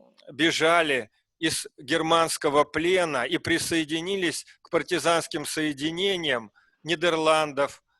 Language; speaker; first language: Russian; native; Russian